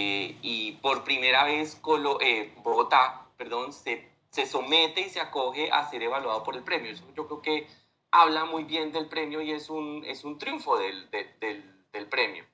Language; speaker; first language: Spanish; native; Spanish